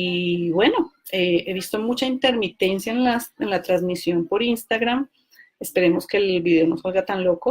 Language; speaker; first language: Spanish; native; Spanish